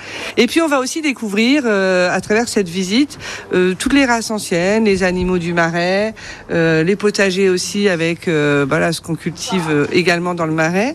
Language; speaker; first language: French; native; French